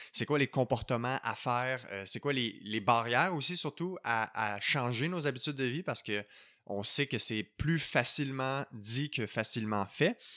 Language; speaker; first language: French; native; French